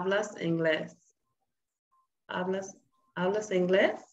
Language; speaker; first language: Spanish; non-native, learner; English